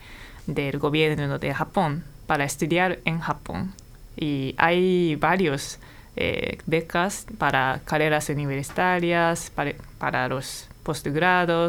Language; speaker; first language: Spanish; non-native, fluent; Japanese